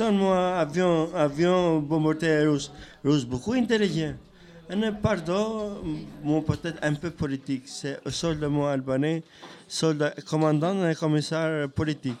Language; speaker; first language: French; non-native, learner; Albanian